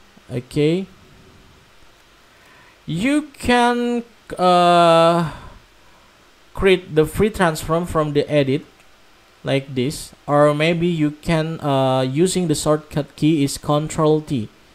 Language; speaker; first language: English; non-native, learner; Indonesian